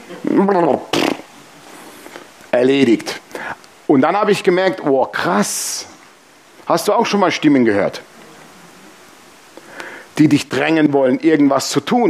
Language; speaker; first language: German; native; German